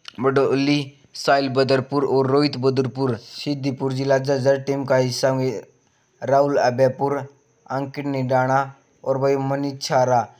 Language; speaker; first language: Hindi; native; Hindi